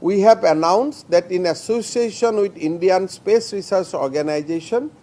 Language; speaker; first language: English; non-native, local second language; Assamese